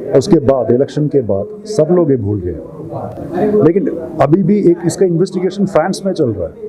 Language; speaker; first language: Hindi; non-native, local second language; Malayalam